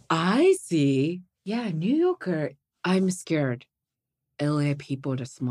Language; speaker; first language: English; non-native, learner; Japanese